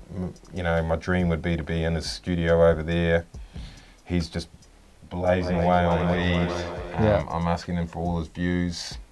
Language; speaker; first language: English; native; English